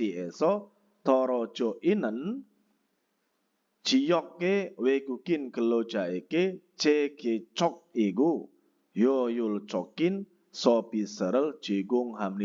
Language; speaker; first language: Korean; non-native, fluent; Indonesian